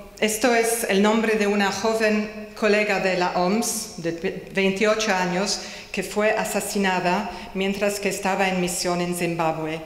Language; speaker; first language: Spanish; non-native, fluent; English